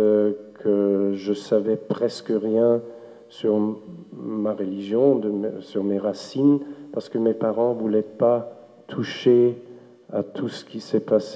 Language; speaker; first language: French; non-native, fluent; German